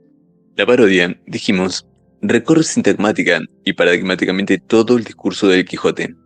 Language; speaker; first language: Spanish; native; Spanish